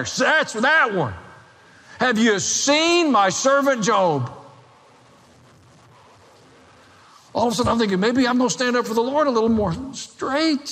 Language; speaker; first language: English; native; English